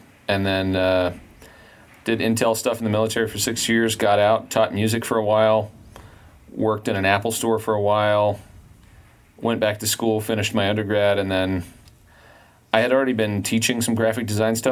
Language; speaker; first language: English; native; English